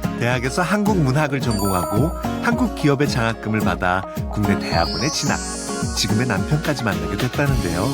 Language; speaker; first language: Korean; native; Korean